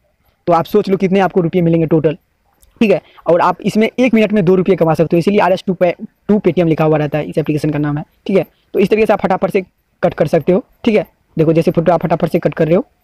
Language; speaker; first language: Hindi; native; Hindi